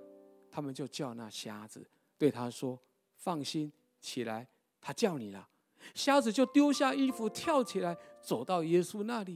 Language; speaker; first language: Chinese; native; Chinese